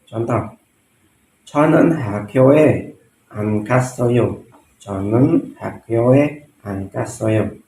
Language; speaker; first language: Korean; non-native, learner; Indonesian